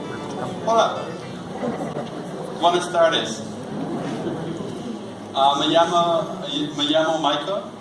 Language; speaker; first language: Spanish; non-native, learner; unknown